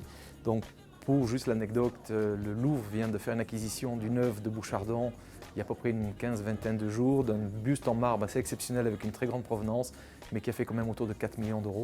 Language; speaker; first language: French; native; French